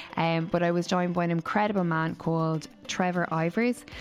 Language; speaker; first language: English; native; English